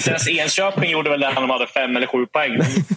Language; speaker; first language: Swedish; native; Swedish